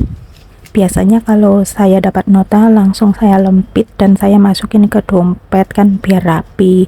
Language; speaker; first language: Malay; non-native, local second language; Javanese